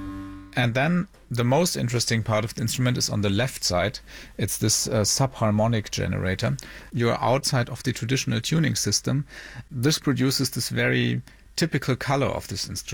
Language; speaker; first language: English; non-native, fluent; German